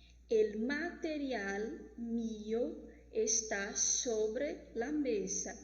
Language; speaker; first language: Spanish; non-native, fluent; Portuguese